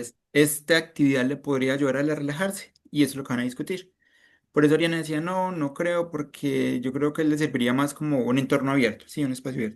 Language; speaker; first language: Spanish; native; Spanish